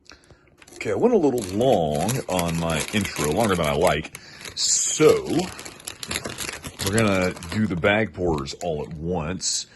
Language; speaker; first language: English; native; English